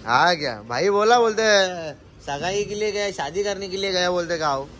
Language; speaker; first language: Hindi; non-native, local second language; Marathi